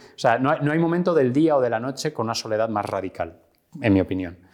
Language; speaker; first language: Spanish; native; Spanish